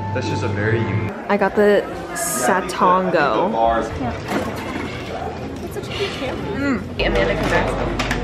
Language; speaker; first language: English; native; English